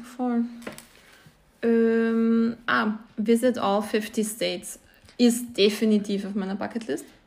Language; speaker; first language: German; early bilingual, other home language; Croatian